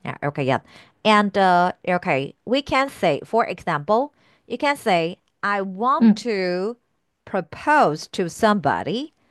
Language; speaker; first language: English; non-native, fluent; Chinese